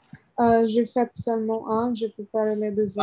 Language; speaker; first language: French; non-native, learner; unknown